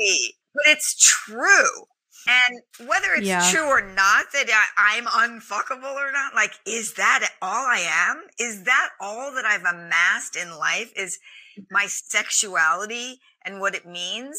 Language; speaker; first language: English; native; English